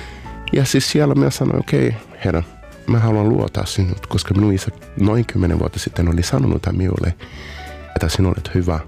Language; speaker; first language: Finnish; non-native, fluent; Portuguese